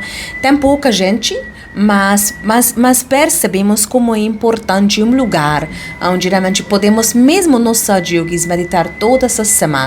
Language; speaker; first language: Portuguese; non-native, fluent; Hungarian